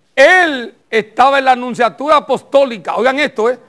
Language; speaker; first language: Spanish; native; Spanish